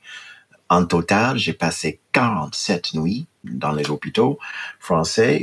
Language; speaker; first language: French; non-native, fluent; English